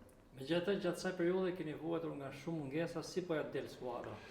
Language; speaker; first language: Albanian; native; Albanian